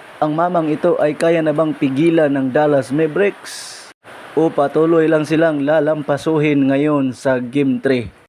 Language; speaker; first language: Filipino; non-native, local second language; Cebuano